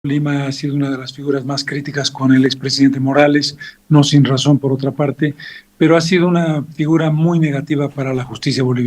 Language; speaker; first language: Spanish; native; Spanish